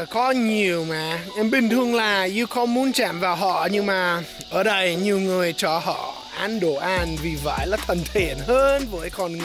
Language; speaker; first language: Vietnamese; non-native, learner; English